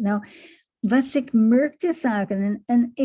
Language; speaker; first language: German; non-native, learner; English